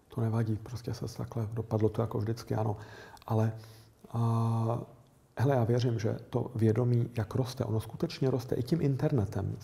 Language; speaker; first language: Czech; native; Czech